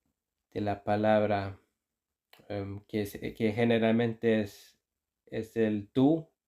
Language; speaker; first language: Spanish; non-native, fluent; Icelandic